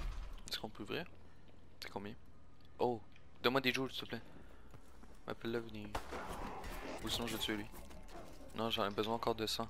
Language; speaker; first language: French; native; French